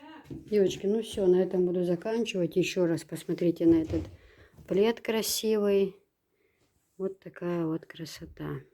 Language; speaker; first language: Russian; native; Russian